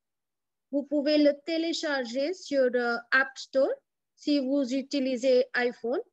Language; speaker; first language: French; non-native, fluent; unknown